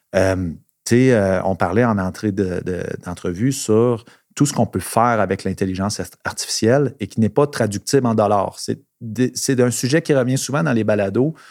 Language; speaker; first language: French; native; French